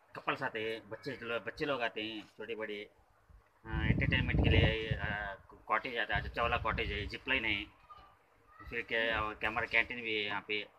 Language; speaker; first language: Hindi; native; Hindi